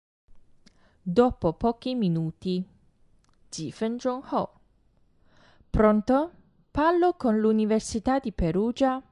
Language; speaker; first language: Italian; non-native, fluent; Chinese